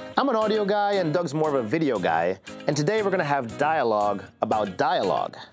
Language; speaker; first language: English; native; English